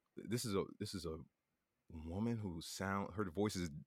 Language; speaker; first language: English; native; English